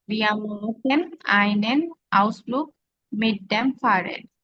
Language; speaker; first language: German; non-native, learner; Bangla